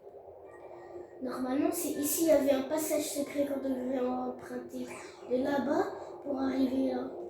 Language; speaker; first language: French; native; French